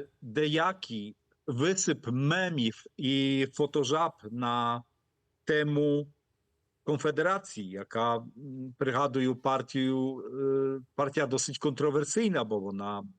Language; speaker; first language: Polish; non-native, fluent; Ukrainian